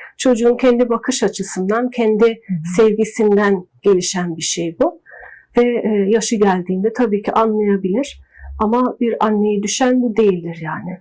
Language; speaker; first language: Turkish; early bilingual, heritage; Turkish